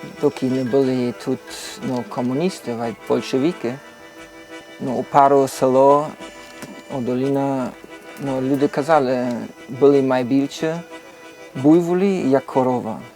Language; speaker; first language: Ukrainian; non-native, learner; German